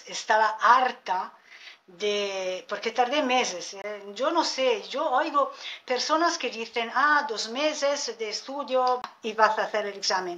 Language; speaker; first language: Spanish; non-native, fluent; Italian